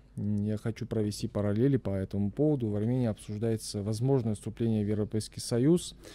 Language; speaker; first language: Russian; non-native, local second language; Armenian